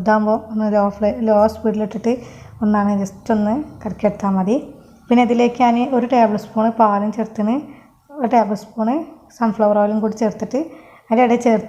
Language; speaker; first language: Malayalam; native; Malayalam